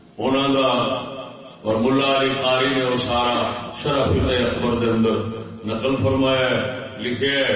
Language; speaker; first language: Urdu; non-native, local second language; Punjabi